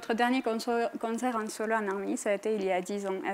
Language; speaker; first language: French; non-native, fluent; Armenian